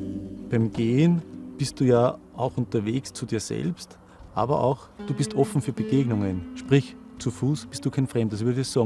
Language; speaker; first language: German; native; German